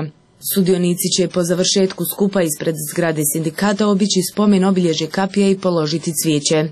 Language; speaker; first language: Croatian; native; Croatian